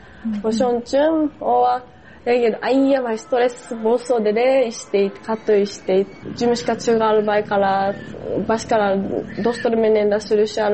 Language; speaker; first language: Kyrgyz; non-native, fluent; Japanese